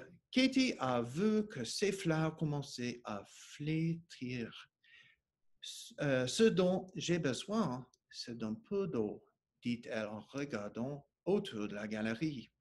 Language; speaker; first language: French; non-native, learner; English